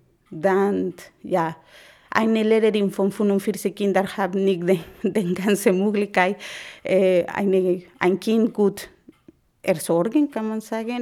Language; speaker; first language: German; non-native, learner; Spanish